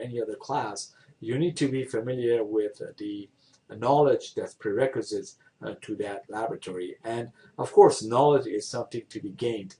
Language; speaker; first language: English; non-native, fluent; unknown